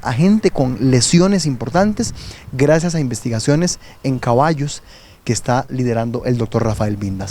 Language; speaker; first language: Spanish; native; Spanish